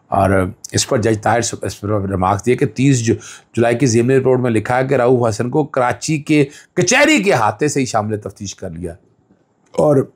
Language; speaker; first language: Urdu; non-native, local second language; Punjabi